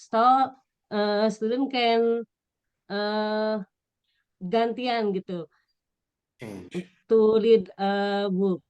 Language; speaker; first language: English; non-native, learner; Indonesian